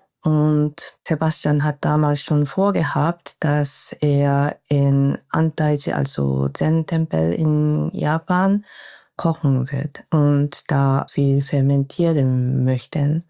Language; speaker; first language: German; non-native, fluent; Japanese